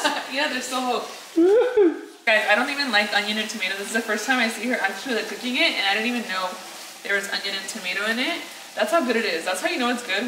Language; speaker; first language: English; early bilingual, other home language; Spanish